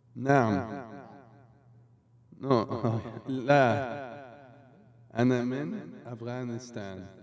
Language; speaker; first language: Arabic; non-native, learner; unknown